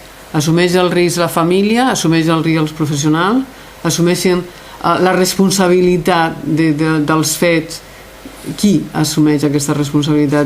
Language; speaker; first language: Catalan; native; Catalan